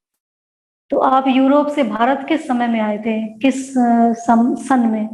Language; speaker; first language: Hindi; native; Hindi